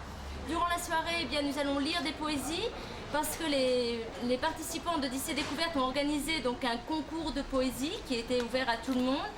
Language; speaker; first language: French; native; French